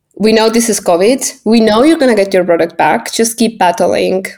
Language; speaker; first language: English; non-native, fluent; Estonian